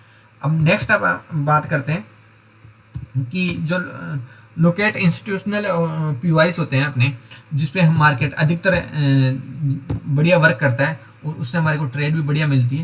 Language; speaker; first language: Hindi; native; Hindi